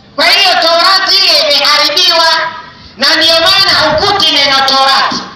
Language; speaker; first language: Swahili; native; Swahili